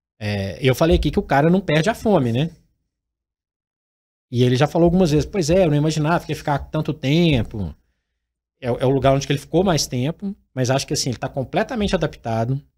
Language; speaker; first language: Portuguese; native; Portuguese